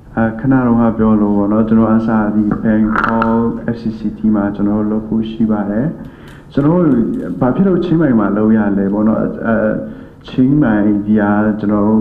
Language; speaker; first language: Burmese; non-native, local second language; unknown